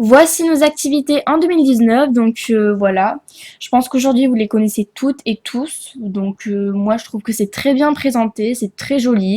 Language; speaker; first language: French; native; French